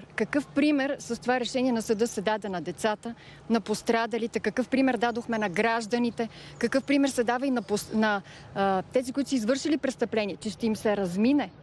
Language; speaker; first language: Bulgarian; native; Bulgarian